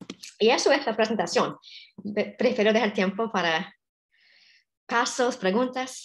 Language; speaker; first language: Spanish; non-native, fluent; English